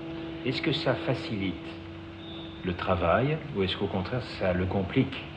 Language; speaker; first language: French; native; French